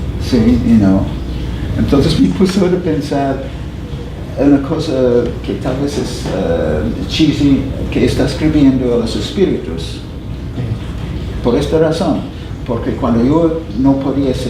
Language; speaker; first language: Spanish; non-native, fluent; English